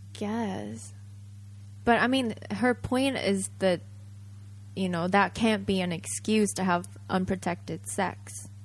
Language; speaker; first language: English; non-native, fluent; Japanese